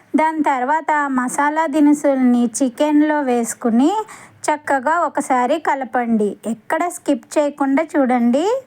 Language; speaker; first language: Telugu; non-native, local second language; Urdu